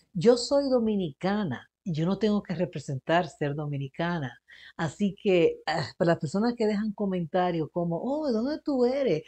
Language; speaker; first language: Spanish; early bilingual, heritage; Spanish